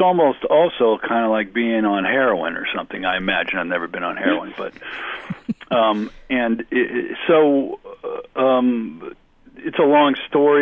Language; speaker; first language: English; native; English